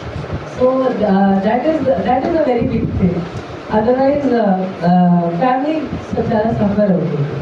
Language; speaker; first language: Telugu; non-native, fluent; Hindi